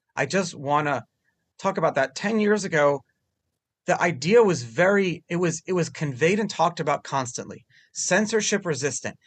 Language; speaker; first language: English; early bilingual, other home language; Hebrew